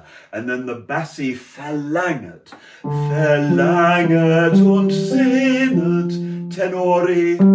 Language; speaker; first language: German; non-native, learner; English